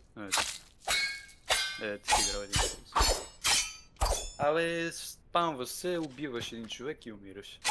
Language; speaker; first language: Bulgarian; native; Bulgarian